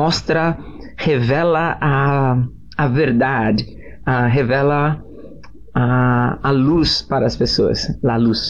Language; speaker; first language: Spanish; non-native, learner; Portuguese